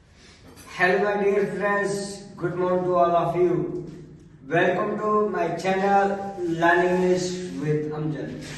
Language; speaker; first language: English; non-native, learner; Hindi